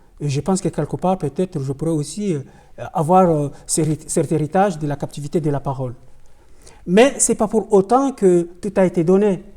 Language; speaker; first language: French; non-native, local second language; Ngazidja Comorian